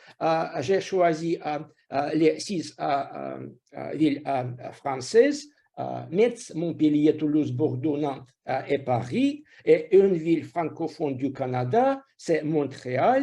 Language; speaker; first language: French; non-native, fluent; Russian